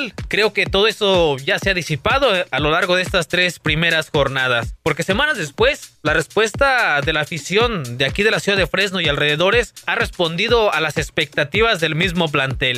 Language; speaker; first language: Spanish; native; Spanish